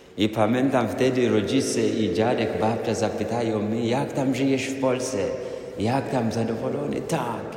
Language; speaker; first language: Polish; non-native, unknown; Amharic